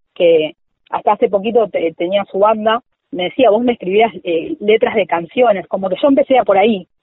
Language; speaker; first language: Spanish; native; Spanish